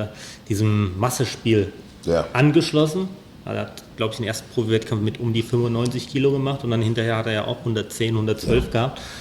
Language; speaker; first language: German; native; German